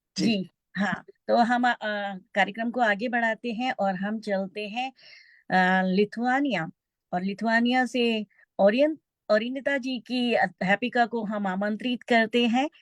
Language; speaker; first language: Hindi; native; Hindi